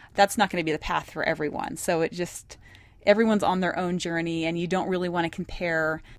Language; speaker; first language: English; native; English